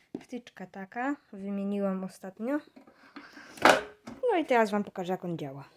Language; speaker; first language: Polish; native; Polish